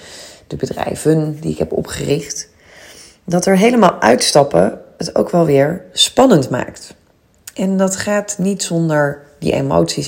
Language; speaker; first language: Dutch; native; Dutch